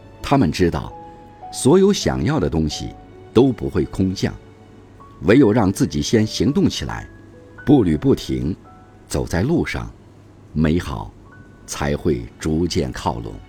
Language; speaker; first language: Chinese; native; Chinese